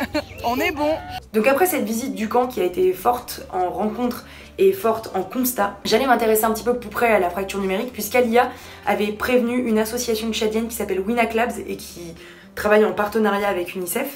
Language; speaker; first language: French; native; French